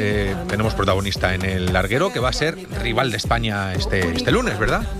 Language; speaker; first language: Spanish; native; Spanish